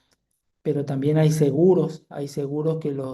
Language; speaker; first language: Spanish; native; Spanish